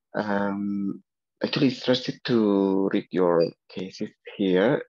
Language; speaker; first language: English; non-native, fluent; Indonesian